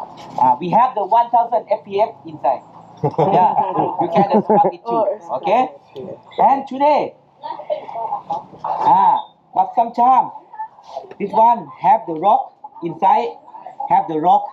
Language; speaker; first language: English; non-native, learner; Thai